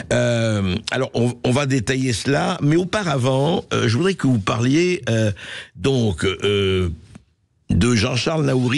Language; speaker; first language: French; native; French